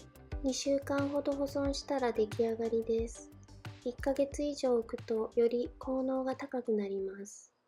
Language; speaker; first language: Japanese; native; Japanese